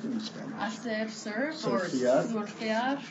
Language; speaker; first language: Spanish; non-native, fluent; English